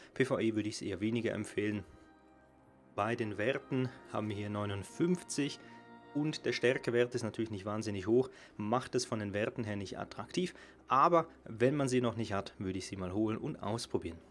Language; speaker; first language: German; native; German